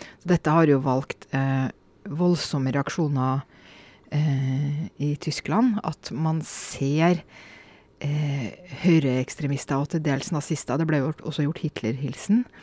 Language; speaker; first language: Norwegian; native; Norwegian